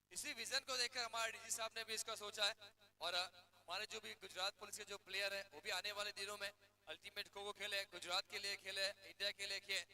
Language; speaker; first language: Hindi; non-native, local second language; Gujarati